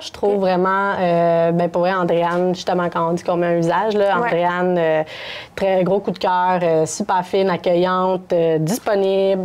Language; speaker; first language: French; native; French